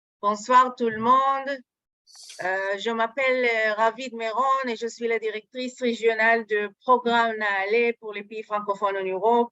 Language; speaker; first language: French; non-native, fluent; Hebrew